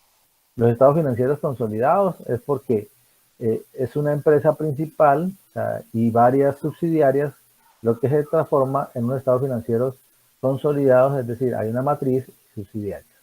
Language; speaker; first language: Spanish; native; Spanish